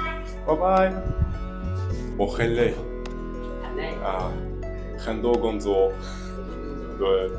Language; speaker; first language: Chinese; non-native, learner; Arabic